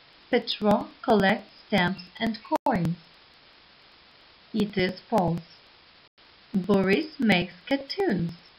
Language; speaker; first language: English; non-native, fluent; Ukrainian